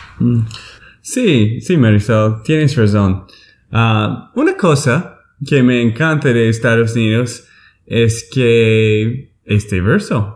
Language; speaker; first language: Spanish; non-native, learner; English